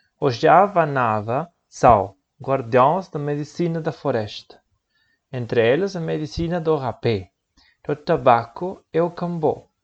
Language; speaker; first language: Portuguese; non-native, learner; Spanish